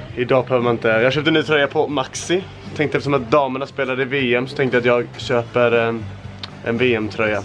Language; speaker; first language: Swedish; native; Swedish